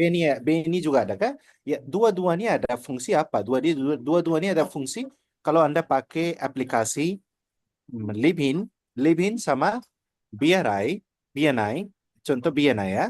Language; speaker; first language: Indonesian; non-native, learner; Nepali